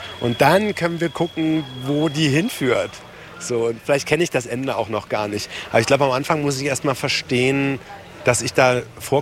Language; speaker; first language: German; native; German